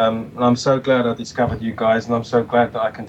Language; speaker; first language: English; native; English